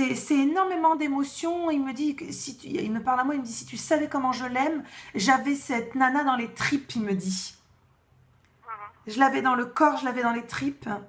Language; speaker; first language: French; native; French